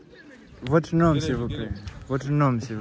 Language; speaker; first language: French; non-native, learner; English